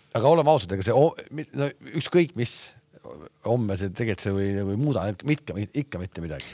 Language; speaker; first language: Estonian; native; Estonian